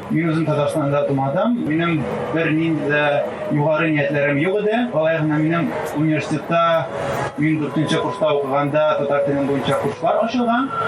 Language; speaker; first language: Tatar; non-native, local second language; Russian